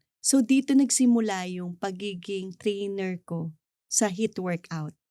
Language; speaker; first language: Filipino; non-native, local second language; Hiligaynon